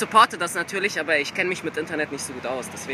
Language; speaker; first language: German; native; German